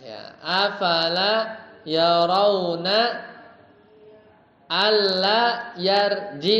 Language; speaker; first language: Arabic; non-native, fluent; Indonesian